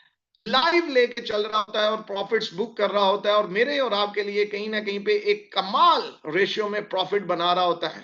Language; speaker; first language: Hindi; native; Hindi